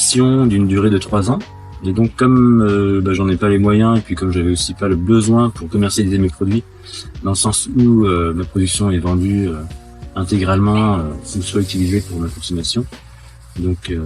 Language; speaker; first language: French; native; French